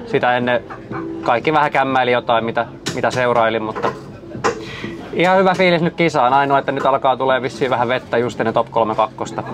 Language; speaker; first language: Finnish; native; Finnish